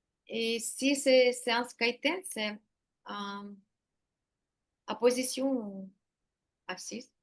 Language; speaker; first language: French; non-native, learner; Ukrainian